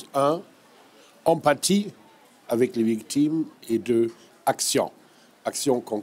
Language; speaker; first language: French; non-native, fluent; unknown